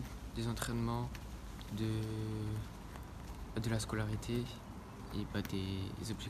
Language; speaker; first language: French; native; French